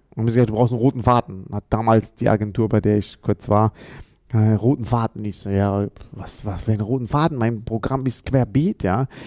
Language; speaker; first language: German; early bilingual, other home language; Amharic